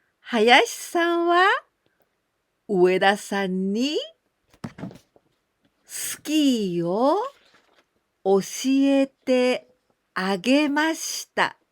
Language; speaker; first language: Japanese; non-native, fluent; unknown